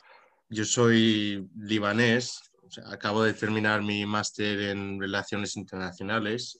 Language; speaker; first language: Spanish; non-native, local second language; Arabic